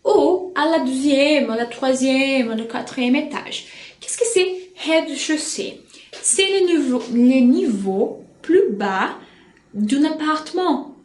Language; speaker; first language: French; non-native, fluent; Portuguese